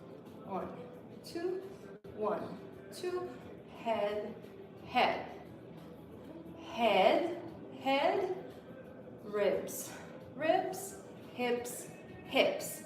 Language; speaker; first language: English; non-native, fluent; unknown